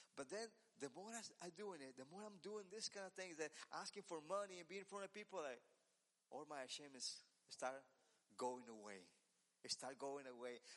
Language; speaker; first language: English; non-native, learner; Spanish